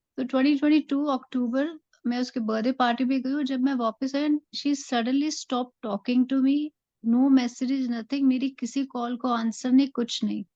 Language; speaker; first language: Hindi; native; Hindi